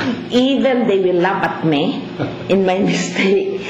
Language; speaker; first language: English; non-native, local second language; Filipino